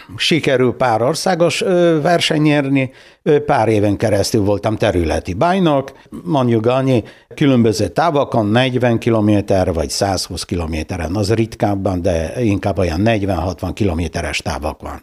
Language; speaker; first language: Hungarian; non-native, fluent; Polish